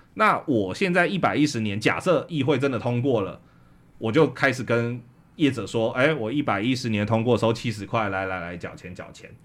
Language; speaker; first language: Chinese; native; Chinese